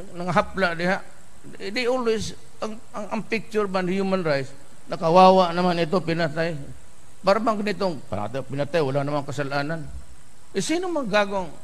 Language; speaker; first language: Filipino; non-native, local second language; Cebuano